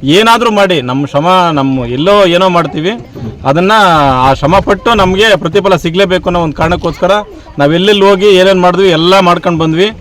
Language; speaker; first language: Kannada; native; Kannada